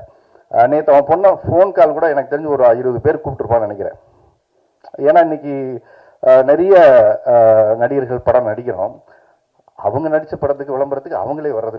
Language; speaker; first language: Tamil; native; Tamil